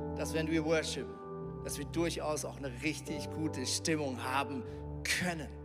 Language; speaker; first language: German; native; German